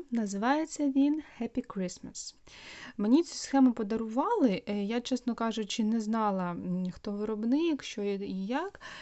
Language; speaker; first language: Ukrainian; non-native, local second language; Russian